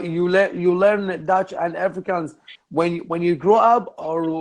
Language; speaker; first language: English; non-native, learner; Arabic